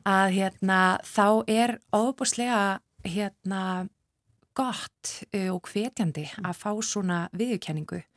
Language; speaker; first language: Icelandic; native; Icelandic